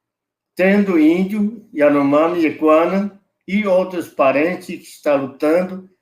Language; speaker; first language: Portuguese; non-native, local second language; Yanomámi